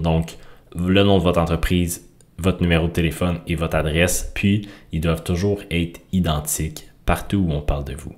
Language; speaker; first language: French; native; French